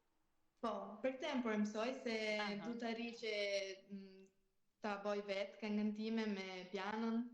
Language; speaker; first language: Albanian; early bilingual, heritage; Albanian